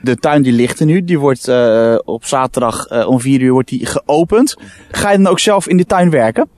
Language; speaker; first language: Dutch; native; Dutch